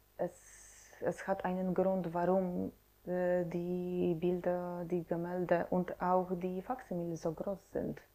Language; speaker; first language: German; non-native, fluent; Polish